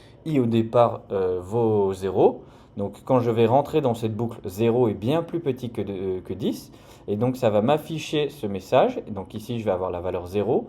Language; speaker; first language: French; native; French